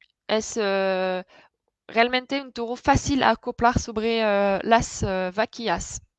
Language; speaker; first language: Spanish; non-native, fluent; French